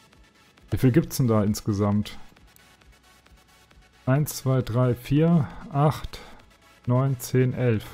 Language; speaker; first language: German; native; German